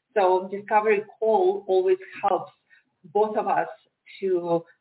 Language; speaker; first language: English; non-native, fluent; Romanian